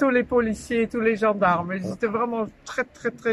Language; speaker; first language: French; non-native, fluent; Dutch